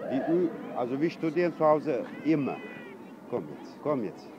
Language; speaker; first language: German; non-native, learner; Turkish